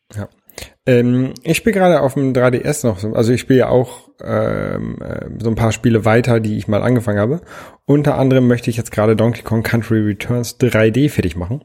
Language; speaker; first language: German; native; German